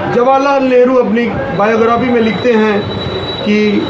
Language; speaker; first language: Urdu; native; Urdu